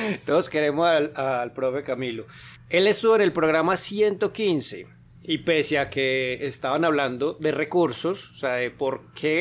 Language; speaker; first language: Spanish; native; Spanish